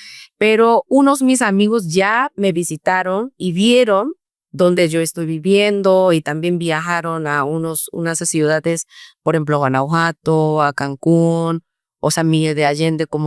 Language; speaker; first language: Spanish; non-native, fluent; Korean